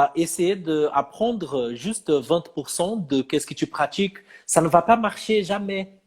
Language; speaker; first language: French; non-native, fluent; Portuguese